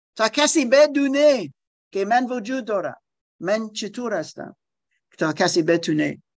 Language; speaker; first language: Persian; non-native, learner; German